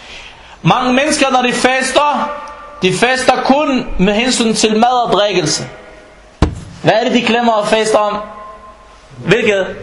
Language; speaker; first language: Danish; non-native, fluent; Arabic